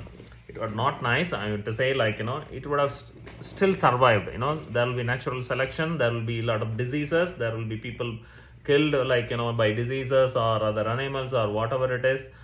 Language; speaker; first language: English; non-native, local second language; Tamil